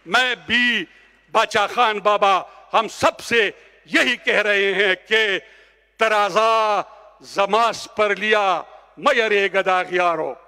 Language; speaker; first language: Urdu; non-native, local second language; Pashto